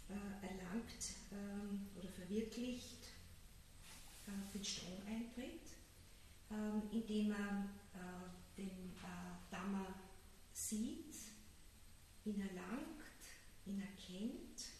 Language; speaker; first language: German; native; German